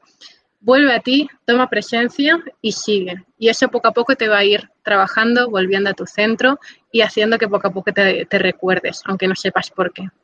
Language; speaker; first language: Spanish; native; Spanish